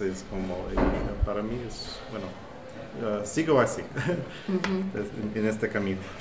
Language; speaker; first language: Spanish; non-native, fluent; English